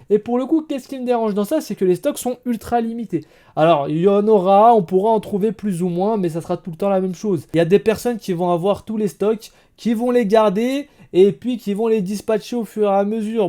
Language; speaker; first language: French; native; French